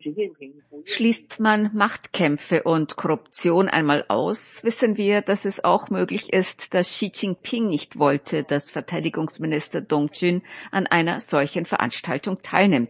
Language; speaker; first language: German; native; German